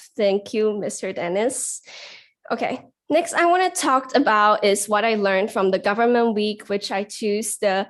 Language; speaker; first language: English; non-native, learner; Chinese